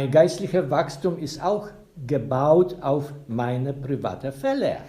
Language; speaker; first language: German; non-native, fluent; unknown